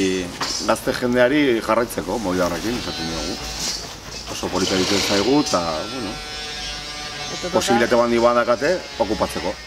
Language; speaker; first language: Basque; non-native, local second language; Spanish